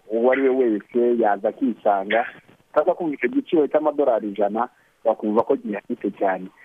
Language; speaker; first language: Kinyarwanda; native; Kinyarwanda